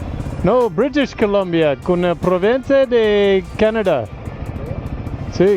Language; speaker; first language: Spanish; non-native, learner; English